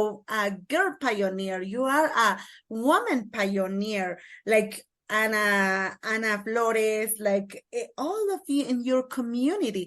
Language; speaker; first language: English; non-native, learner; Kaqchikel